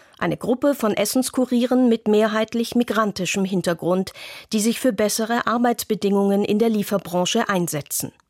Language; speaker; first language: German; native; German